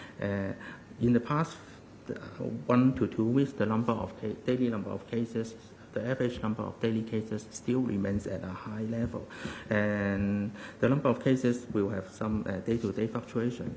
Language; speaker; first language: English; non-native, local second language; Cantonese